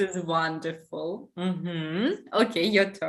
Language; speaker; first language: English; non-native, fluent; Russian